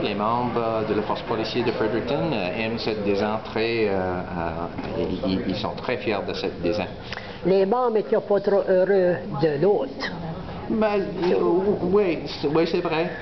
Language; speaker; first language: French; non-native, learner; English